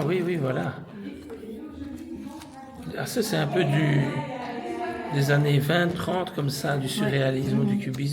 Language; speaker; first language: French; native; French